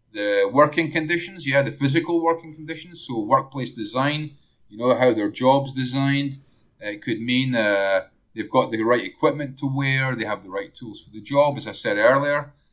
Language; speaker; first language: English; native; English